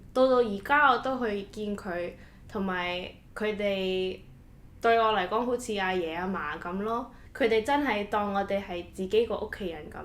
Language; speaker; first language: Cantonese; early bilingual, heritage; Cantonese